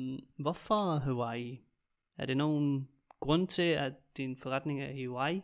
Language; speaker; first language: Danish; native; Danish